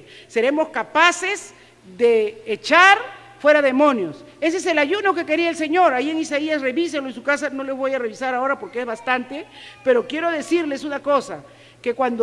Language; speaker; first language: Spanish; native; Spanish